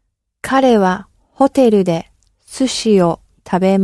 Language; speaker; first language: Japanese; non-native, learner; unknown